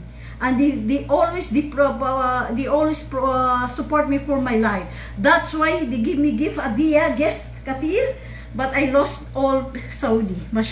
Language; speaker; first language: English; non-native, local second language; Filipino